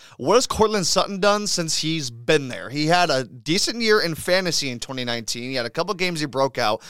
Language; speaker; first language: English; native; English